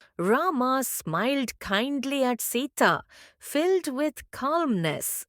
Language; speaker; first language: English; non-native, local second language; Tamil